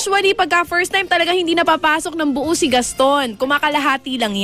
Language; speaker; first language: Filipino; native; Filipino